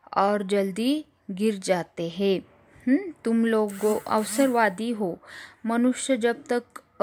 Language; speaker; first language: Hindi; non-native, local second language; Marathi